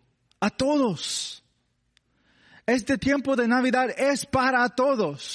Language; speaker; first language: Spanish; non-native, learner; English